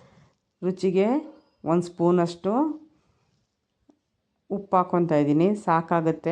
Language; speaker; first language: Kannada; native; Kannada